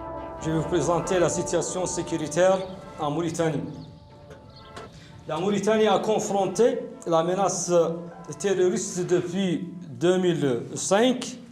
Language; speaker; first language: French; non-native, local second language; Arabic